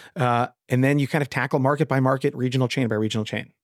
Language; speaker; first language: English; native; English